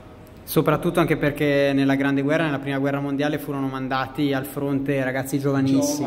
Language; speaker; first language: Italian; native; Italian